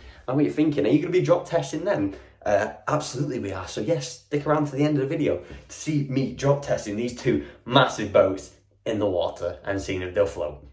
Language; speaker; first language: English; native; English